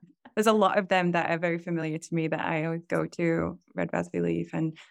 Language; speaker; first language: English; native; English